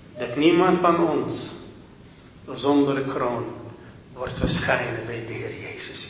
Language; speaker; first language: Dutch; non-native, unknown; Arabic